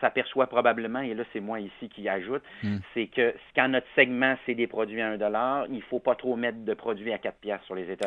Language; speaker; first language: French; native; French